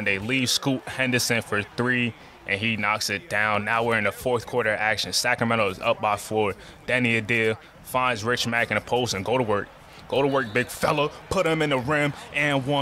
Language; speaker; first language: English; native; English